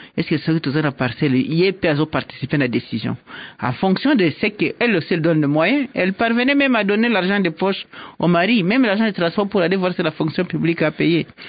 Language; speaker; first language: French; non-native, local second language; Swahili